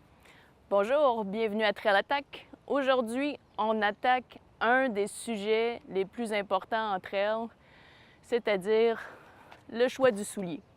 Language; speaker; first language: French; native; French